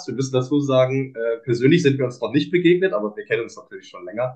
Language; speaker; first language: German; native; German